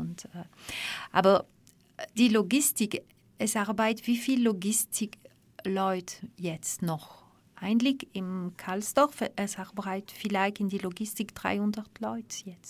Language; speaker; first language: German; non-native, fluent; French